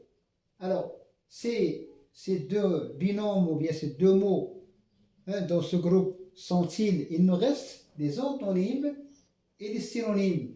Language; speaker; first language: French; non-native, local second language; Arabic